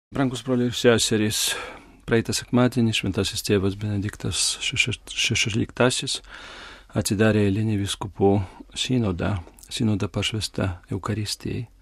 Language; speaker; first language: Lithuanian; early bilingual, heritage; Lithuanian